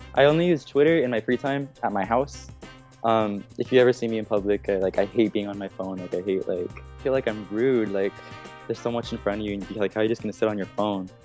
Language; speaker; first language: English; native; English